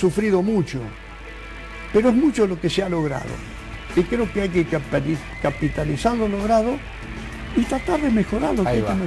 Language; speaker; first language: Spanish; native; Spanish